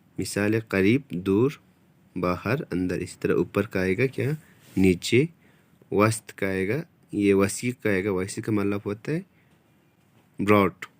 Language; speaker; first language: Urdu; non-native, local second language; Kashmiri